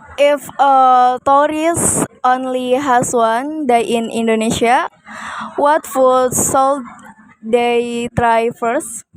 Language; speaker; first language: English; non-native, learner; Indonesian